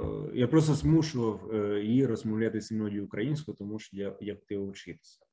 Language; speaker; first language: Ukrainian; non-native, fluent; Italian